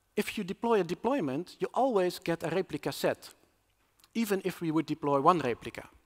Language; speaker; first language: English; non-native, fluent; Dutch